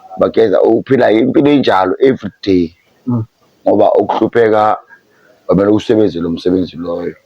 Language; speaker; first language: Zulu; non-native, local second language; Tswana